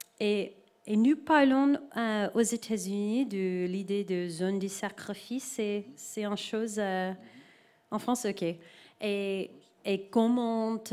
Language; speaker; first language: French; non-native, learner; English